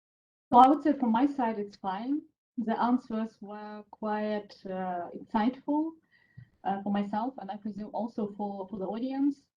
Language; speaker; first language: English; non-native, fluent; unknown